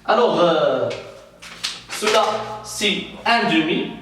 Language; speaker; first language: French; non-native, local second language; Arabic